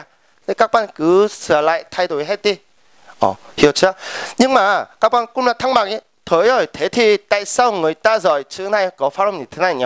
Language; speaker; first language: Vietnamese; non-native, fluent; Korean